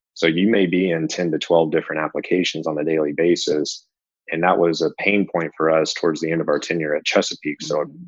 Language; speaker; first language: English; native; English